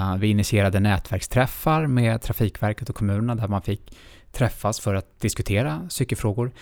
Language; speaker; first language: Swedish; native; Swedish